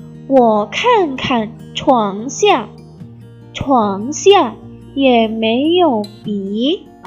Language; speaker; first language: Chinese; non-native, fluent; Indonesian